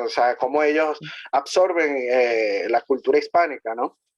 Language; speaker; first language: Spanish; native; Spanish